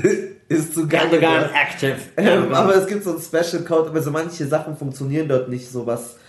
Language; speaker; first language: German; early bilingual, other home language; Arabic